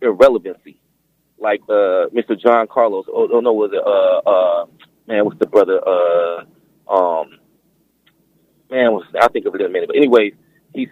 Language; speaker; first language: English; native; English